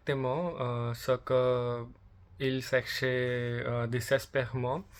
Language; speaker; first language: French; non-native, learner; English